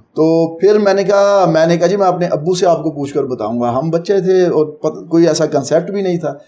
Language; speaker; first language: Urdu; non-native, local second language; Punjabi